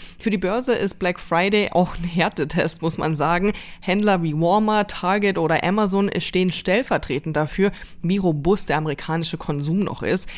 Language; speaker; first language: German; native; German